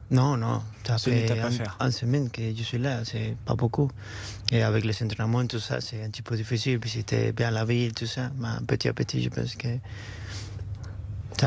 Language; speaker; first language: French; non-native, learner; Spanish